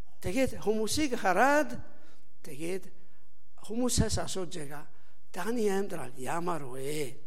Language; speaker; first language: Mongolian; non-native, learner; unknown